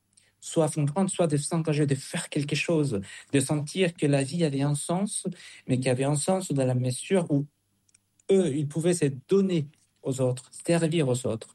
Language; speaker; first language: French; non-native, fluent; Spanish